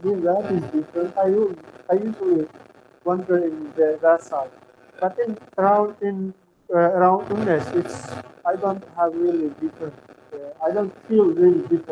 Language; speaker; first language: English; non-native, fluent; Turkmen